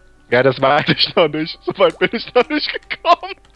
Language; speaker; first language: German; native; German